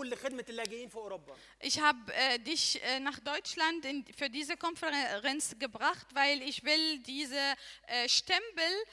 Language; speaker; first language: German; non-native, learner; Arabic